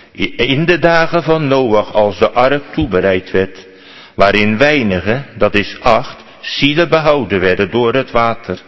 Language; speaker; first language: Dutch; native; Dutch